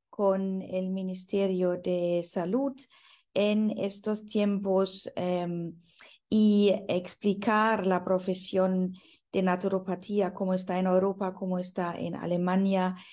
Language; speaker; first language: Spanish; non-native, fluent; German